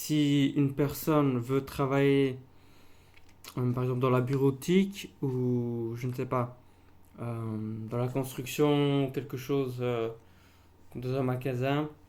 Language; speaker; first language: French; non-native, local second language; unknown